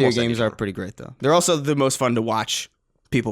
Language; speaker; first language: English; native; English